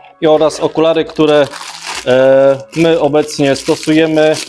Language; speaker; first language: Polish; native; Polish